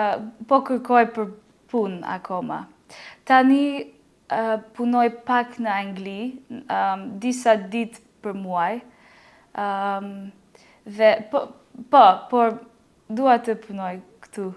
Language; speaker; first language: Albanian; non-native, learner; English